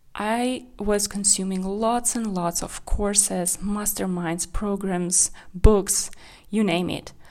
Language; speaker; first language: English; non-native, fluent; Kazakh